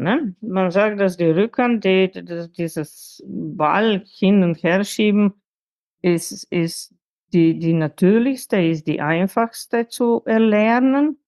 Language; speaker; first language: German; non-native, fluent; Slovenian